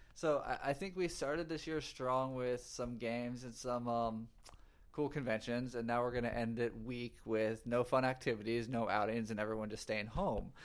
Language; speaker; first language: English; native; English